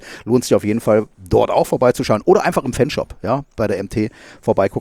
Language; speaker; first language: German; native; German